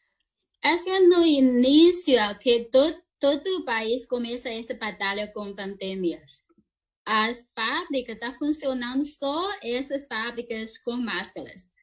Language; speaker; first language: Portuguese; non-native, fluent; Chinese